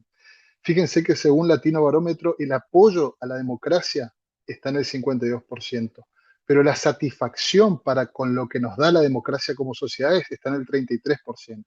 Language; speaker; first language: Spanish; native; Spanish